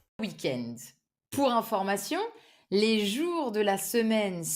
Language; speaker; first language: French; non-native, fluent; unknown